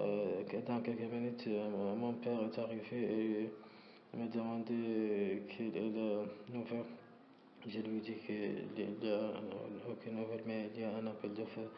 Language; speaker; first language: French; non-native, learner; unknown